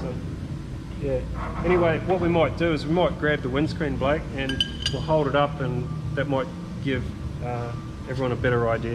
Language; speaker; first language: English; native; English